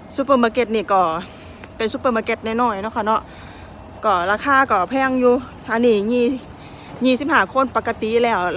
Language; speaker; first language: Thai; non-native, local second language; Northeastern Thai